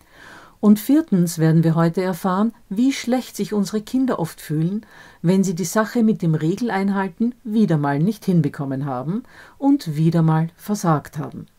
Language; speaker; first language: German; native; German